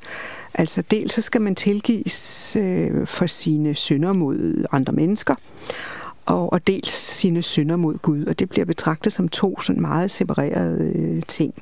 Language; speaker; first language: Danish; native; Danish